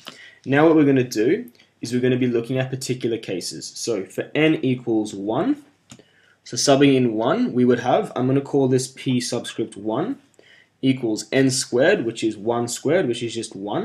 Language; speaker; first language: English; native; English